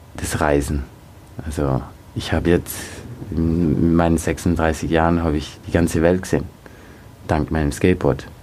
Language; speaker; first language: German; early bilingual, other home language; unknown